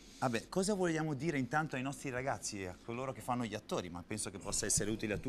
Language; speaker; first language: Italian; native; Italian